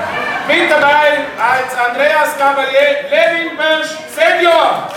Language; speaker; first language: German; native; German